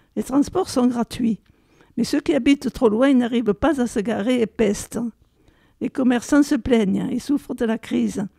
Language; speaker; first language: French; native; French